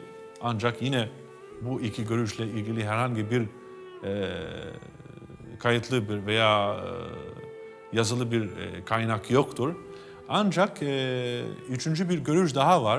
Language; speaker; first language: Turkish; non-native, fluent; Albanian